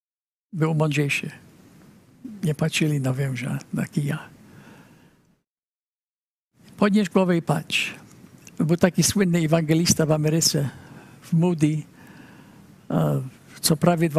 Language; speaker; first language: Polish; early bilingual, heritage; Polish